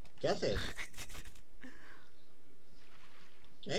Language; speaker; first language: Spanish; native; Spanish